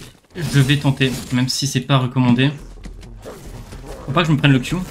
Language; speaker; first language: French; native; French